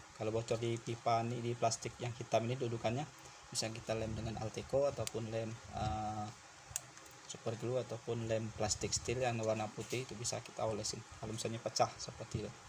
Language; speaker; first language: Indonesian; native; Indonesian